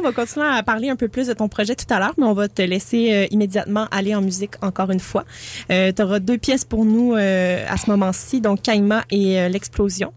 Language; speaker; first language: French; native; French